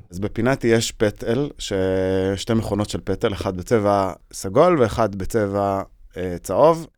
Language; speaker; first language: Hebrew; native; Hebrew